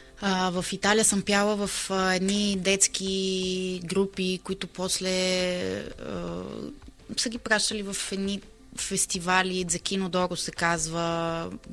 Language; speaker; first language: Bulgarian; early bilingual, heritage; Bulgarian